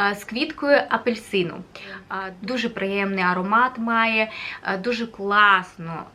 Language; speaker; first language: Ukrainian; native; Ukrainian